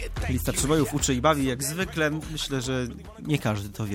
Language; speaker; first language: Polish; native; Polish